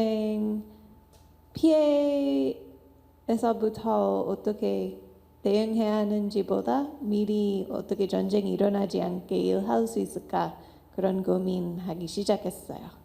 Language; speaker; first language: Korean; non-native, fluent; English